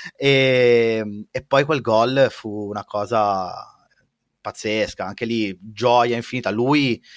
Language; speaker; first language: Italian; native; Italian